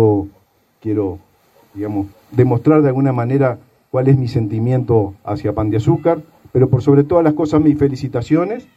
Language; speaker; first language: Spanish; native; Spanish